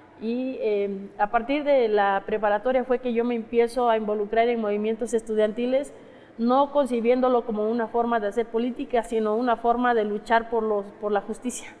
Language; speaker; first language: Spanish; non-native, local second language; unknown